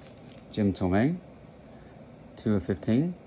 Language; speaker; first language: English; native; English